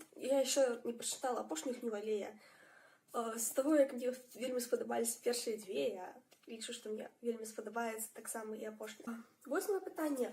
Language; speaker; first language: Belarusian; native; Belarusian